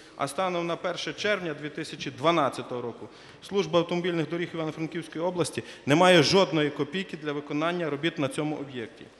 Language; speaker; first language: Ukrainian; native; Ukrainian